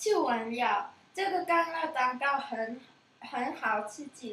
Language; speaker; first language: Chinese; non-native, learner; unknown